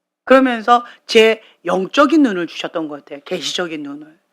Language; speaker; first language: Korean; native; Korean